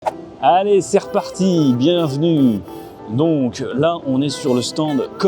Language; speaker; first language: French; native; French